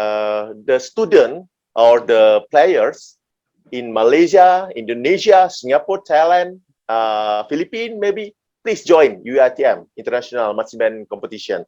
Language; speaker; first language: English; non-native, learner; Indonesian